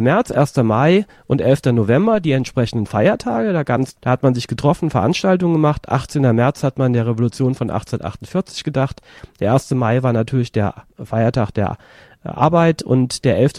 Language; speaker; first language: German; native; German